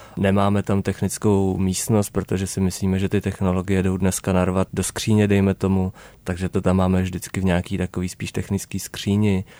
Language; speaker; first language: Czech; native; Czech